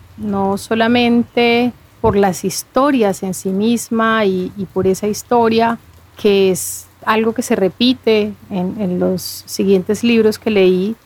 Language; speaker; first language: Spanish; native; Spanish